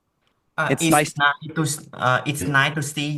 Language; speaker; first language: English; non-native, learner; Vietnamese